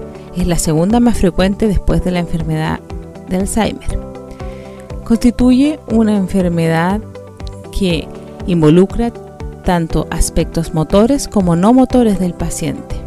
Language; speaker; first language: Spanish; native; Spanish